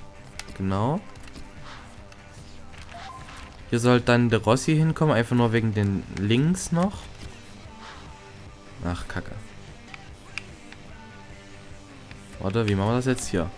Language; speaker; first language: German; native; German